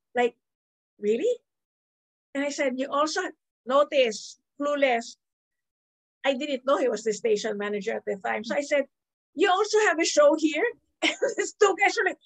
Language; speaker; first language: English; non-native, local second language; Filipino